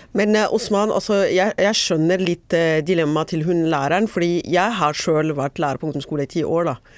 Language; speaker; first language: Norwegian; non-native, fluent; Arabic